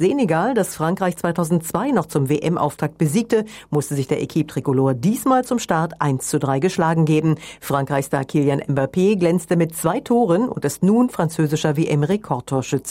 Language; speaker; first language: German; native; German